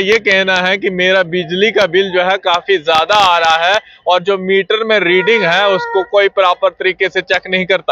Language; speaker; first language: Hindi; native; Hindi